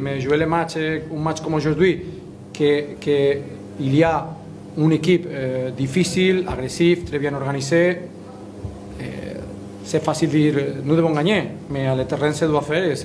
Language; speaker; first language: French; non-native, learner; Spanish